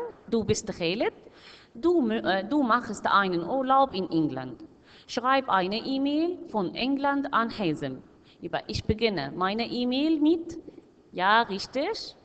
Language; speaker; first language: German; non-native, fluent; Arabic